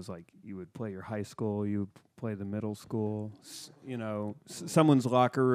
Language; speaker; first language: English; native; English